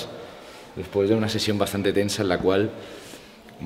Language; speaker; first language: Spanish; native; Spanish